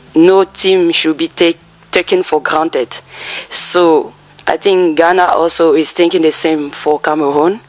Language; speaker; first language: English; non-native, local second language; French